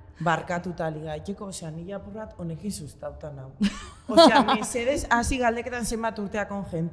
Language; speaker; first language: Basque; native; Basque